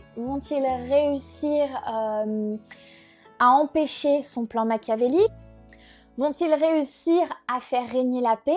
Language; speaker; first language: French; native; French